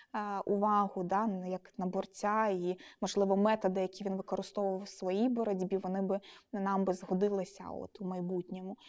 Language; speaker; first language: Ukrainian; non-native, local second language; Russian